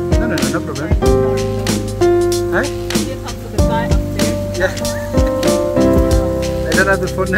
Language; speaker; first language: English; non-native, fluent; French